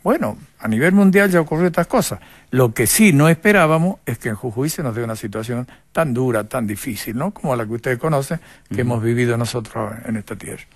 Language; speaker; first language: Spanish; native; Spanish